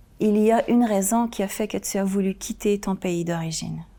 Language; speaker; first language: French; native; French